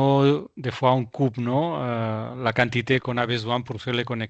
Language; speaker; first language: French; non-native, fluent; Spanish